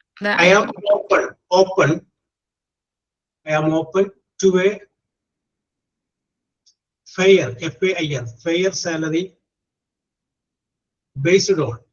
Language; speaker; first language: English; non-native, fluent; Malayalam